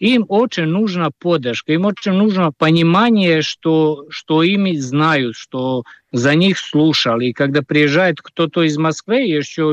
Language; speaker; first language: Russian; non-native, fluent; Serbian